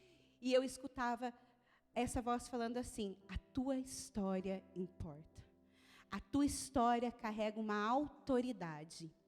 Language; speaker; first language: Portuguese; native; Portuguese